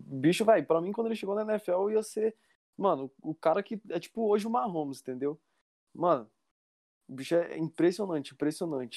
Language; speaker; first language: Portuguese; native; Portuguese